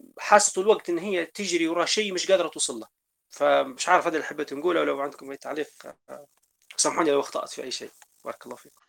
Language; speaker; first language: Arabic; native; Arabic